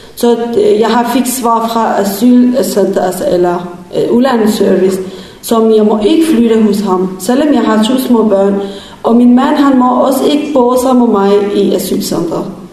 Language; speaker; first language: Danish; non-native, learner; Kurdish